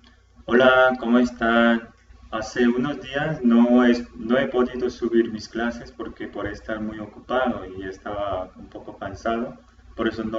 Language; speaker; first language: Spanish; non-native, fluent; Korean